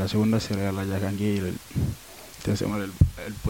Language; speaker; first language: Spanish; non-native, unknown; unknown